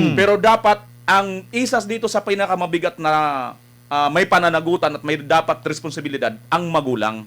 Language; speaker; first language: Filipino; non-native, local second language; Waray